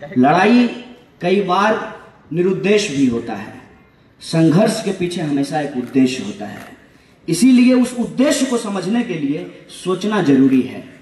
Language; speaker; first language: Hindi; native; Hindi